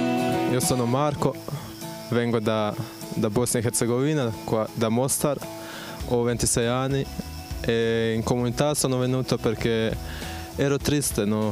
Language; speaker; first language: Italian; non-native, fluent; Bosnian